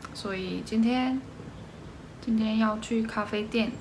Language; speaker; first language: Chinese; non-native, fluent; Korean